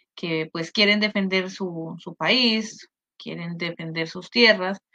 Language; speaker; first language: Spanish; native; Spanish